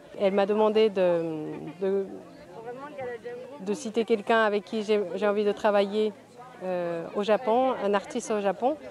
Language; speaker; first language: French; non-native, fluent; Japanese